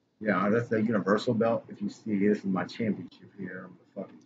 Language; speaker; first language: English; native; English